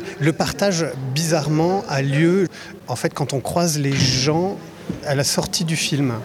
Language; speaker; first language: French; native; French